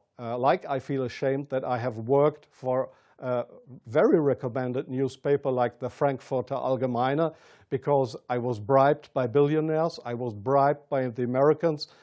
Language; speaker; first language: English; non-native, fluent; German